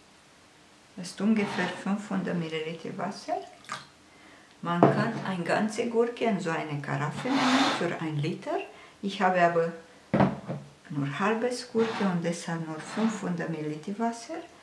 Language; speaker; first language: German; non-native, fluent; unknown